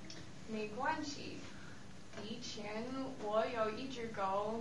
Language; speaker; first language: Chinese; non-native, learner; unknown